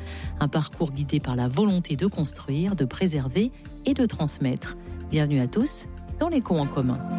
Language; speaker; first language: French; native; French